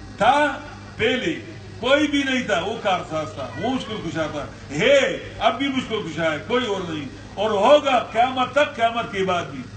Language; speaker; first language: Urdu; non-native, local second language; Pashto